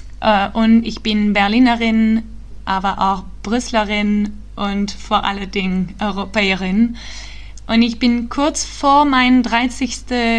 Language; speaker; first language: German; early bilingual, heritage; German